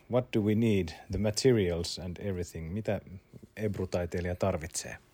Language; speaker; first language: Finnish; native; Finnish